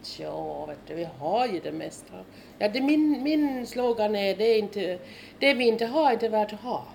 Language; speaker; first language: Swedish; non-native, fluent; German